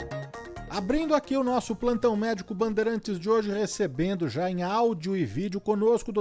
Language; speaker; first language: Portuguese; native; Portuguese